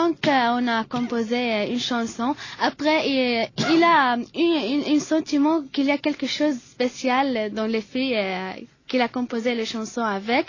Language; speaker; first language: French; non-native, learner; Arabic